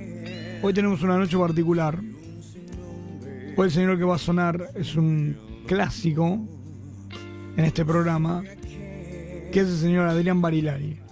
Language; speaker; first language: Spanish; native; Spanish